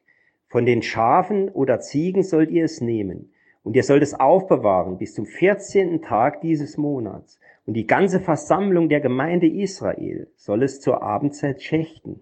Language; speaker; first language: German; native; German